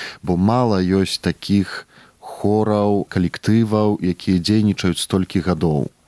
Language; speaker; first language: Belarusian; native; Belarusian